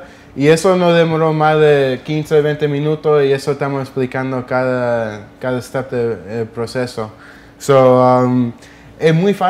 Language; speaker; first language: Spanish; early bilingual, heritage; English